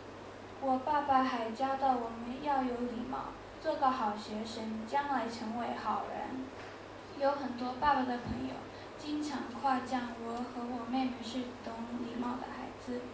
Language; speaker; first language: Chinese; non-native, learner; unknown